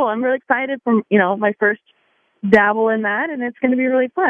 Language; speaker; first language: English; native; English